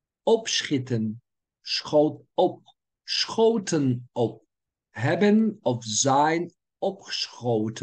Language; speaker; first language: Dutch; non-native, learner; Turkish